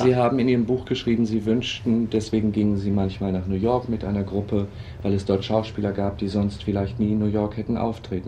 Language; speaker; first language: German; native; German